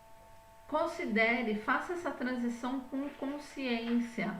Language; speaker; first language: Portuguese; native; Portuguese